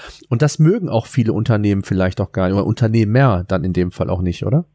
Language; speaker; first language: German; native; German